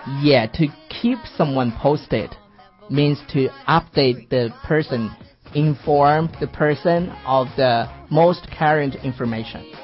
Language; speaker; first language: English; non-native, fluent; Chinese